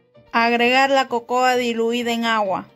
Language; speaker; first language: Spanish; native; Spanish